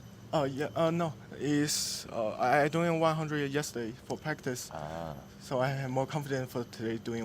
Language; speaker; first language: English; non-native, learner; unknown